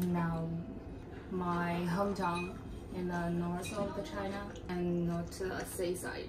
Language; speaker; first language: English; non-native, learner; Chinese